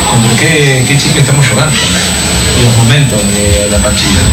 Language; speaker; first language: Portuguese; non-native, fluent; Spanish